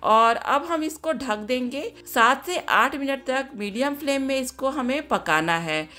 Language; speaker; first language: Hindi; native; Hindi